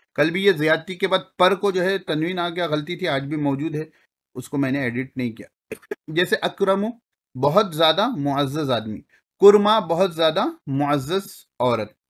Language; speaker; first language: Urdu; native; Urdu